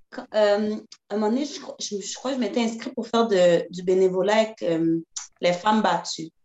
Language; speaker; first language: French; early bilingual, other home language; Haitian Creole